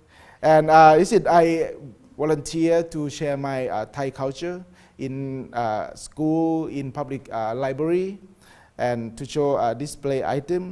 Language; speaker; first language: English; non-native, learner; Thai